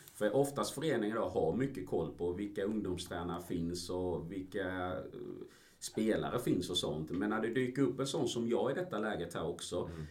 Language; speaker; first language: Swedish; early bilingual, other home language; Spanish